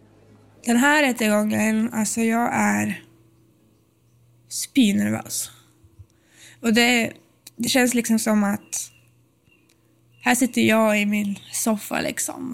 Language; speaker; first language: Swedish; native; Swedish